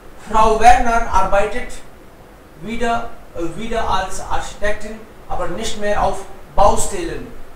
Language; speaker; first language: German; non-native, fluent; Hindi